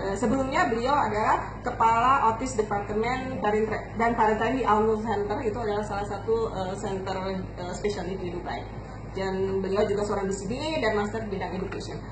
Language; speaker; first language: Indonesian; native; Indonesian